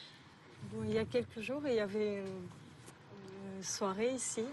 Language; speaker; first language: French; non-native, fluent; Russian